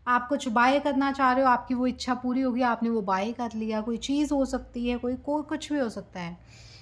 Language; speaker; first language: Hindi; native; Hindi